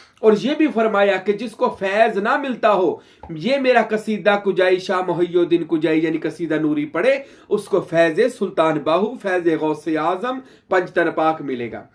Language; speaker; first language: Urdu; non-native, local second language; Saraiki